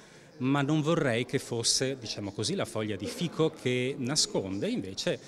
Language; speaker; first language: Italian; native; Italian